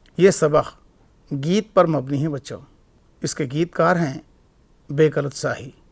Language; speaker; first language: Urdu; native; Urdu